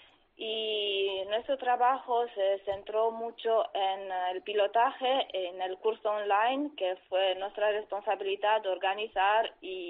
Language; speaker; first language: Spanish; non-native, fluent; Romanian